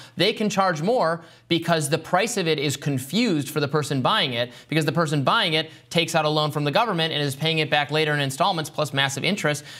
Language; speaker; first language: English; native; English